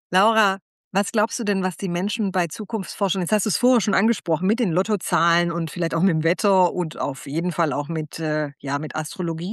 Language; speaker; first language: German; native; German